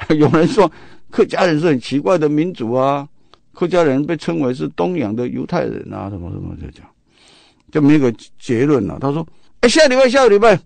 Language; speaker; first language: Chinese; non-native, local second language; Min Nan Chinese